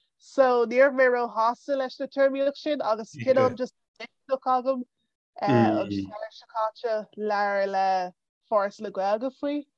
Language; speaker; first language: Irish; non-native, local second language; English